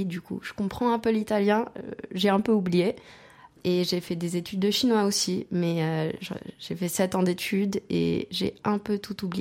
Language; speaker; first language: French; non-native, fluent; Spanish